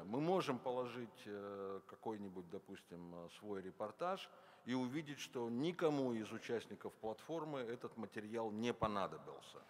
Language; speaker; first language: Russian; native; Russian